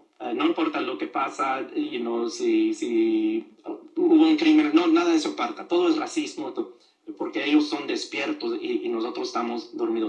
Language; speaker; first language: Spanish; early bilingual, other home language; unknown